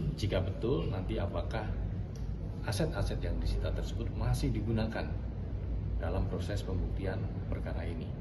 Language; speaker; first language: Indonesian; native; Indonesian